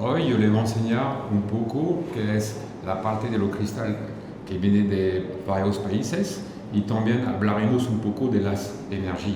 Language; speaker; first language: Spanish; non-native, fluent; French